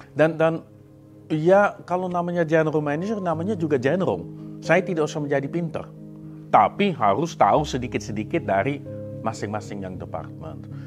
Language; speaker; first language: Indonesian; non-native, fluent; Dutch